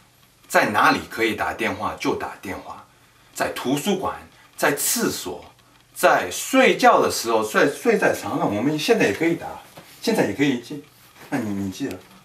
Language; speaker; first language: Chinese; early bilingual, heritage; English